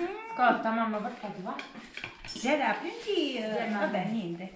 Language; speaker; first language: Italian; native; Italian